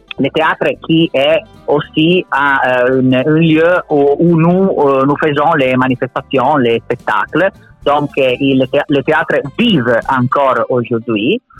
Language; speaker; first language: French; non-native, learner; Italian